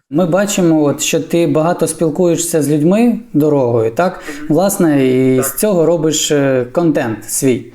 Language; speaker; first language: Ukrainian; native; Ukrainian